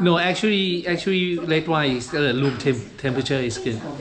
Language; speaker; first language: English; non-native, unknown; Thai